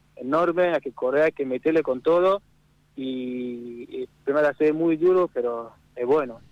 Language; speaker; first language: Spanish; non-native, fluent; English